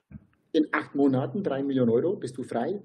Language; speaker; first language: German; non-native, fluent; Turkish